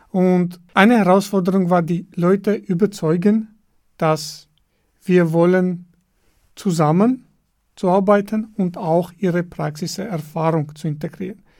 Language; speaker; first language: German; non-native, fluent; Armenian